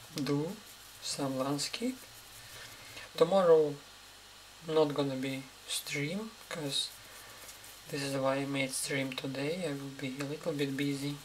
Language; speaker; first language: English; non-native, fluent; Russian